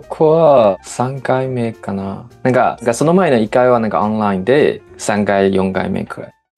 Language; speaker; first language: Japanese; non-native, learner; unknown